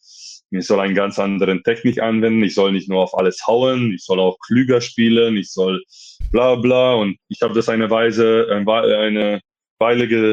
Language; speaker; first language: German; non-native, fluent; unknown